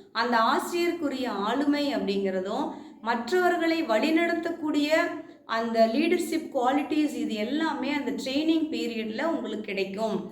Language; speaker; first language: Tamil; native; Tamil